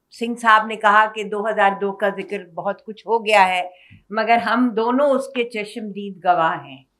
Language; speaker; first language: Urdu; native; Urdu